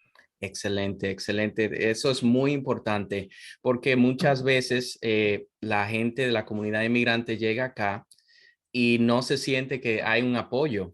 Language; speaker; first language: Spanish; non-native, fluent; English